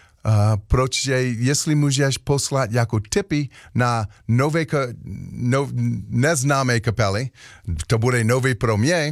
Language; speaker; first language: Czech; non-native, learner; English